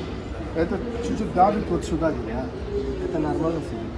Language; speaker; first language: Russian; non-native, learner; Marathi